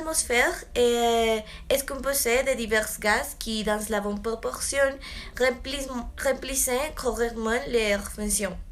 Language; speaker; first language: French; non-native, learner; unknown